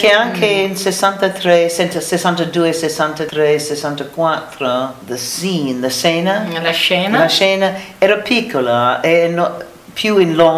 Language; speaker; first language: Italian; non-native, learner; English